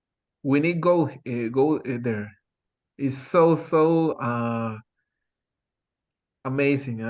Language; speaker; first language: English; non-native, learner; Spanish